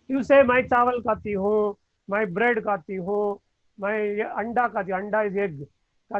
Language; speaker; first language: Hindi; non-native, learner; Tamil